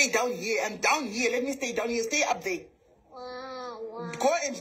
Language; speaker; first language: English; non-native, local second language; Shona